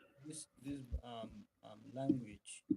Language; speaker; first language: English; non-native, fluent; Arabic